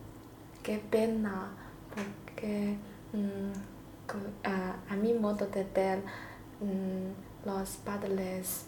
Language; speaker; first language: Spanish; non-native, learner; Chinese